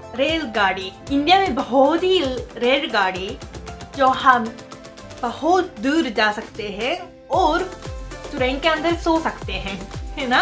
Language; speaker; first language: Hindi; non-native, fluent; Japanese